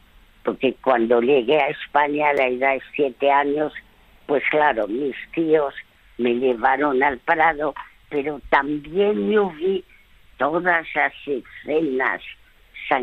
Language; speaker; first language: Spanish; early bilingual, other home language; French